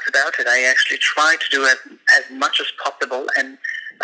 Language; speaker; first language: English; non-native, local second language; Hindi